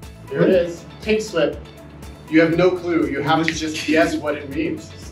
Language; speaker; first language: English; native; English